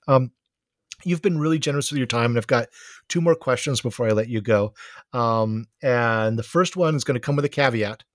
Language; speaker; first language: English; native; English